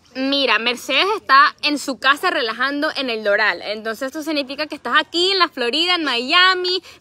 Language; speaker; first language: Spanish; early bilingual, heritage; Spanish